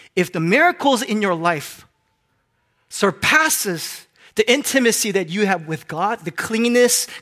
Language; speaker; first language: English; non-native, local second language; Korean